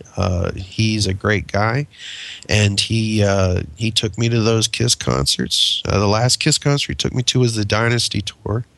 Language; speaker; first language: English; native; English